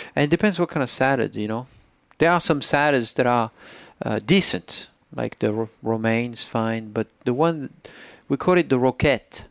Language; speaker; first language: English; non-native, fluent; French